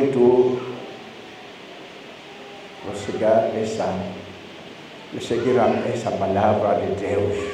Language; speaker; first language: Portuguese; non-native, learner; Lingala